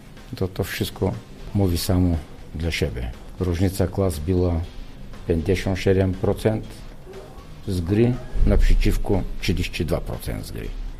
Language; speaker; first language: Polish; non-native, learner; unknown